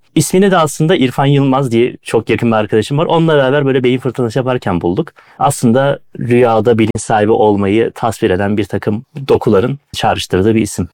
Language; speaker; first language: Turkish; native; Turkish